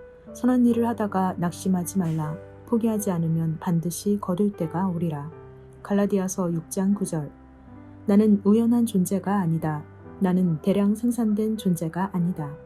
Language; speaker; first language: Korean; native; Korean